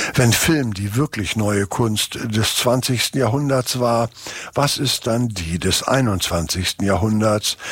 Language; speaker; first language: German; native; German